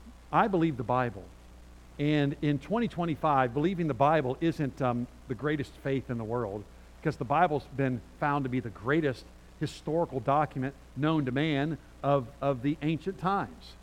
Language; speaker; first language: English; native; English